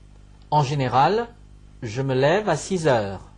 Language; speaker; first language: French; non-native, fluent; Chinese